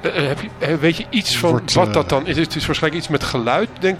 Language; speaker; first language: Dutch; native; Dutch